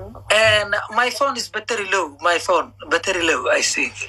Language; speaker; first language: English; non-native, learner; Somali